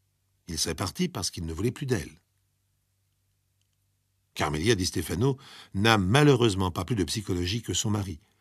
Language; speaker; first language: French; native; French